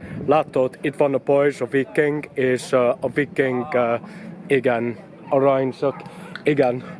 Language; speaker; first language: Hungarian; non-native, learner; English